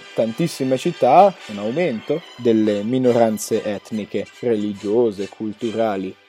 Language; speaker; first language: Italian; native; Italian